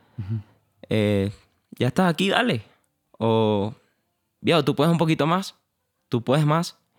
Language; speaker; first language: Spanish; native; Spanish